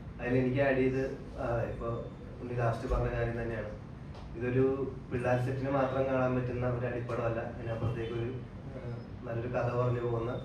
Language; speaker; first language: Malayalam; native; Malayalam